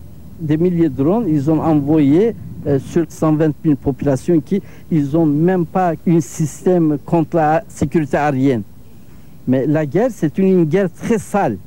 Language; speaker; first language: French; non-native, learner; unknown